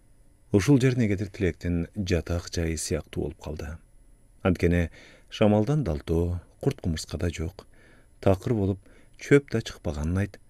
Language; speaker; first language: Kyrgyz; native; Kyrgyz